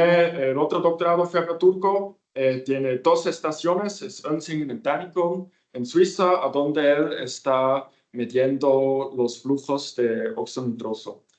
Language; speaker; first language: Spanish; non-native, fluent; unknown